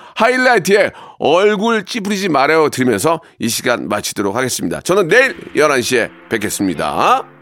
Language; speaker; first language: Korean; native; Korean